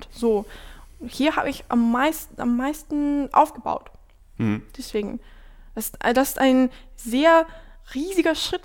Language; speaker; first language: German; non-native, fluent; Ukrainian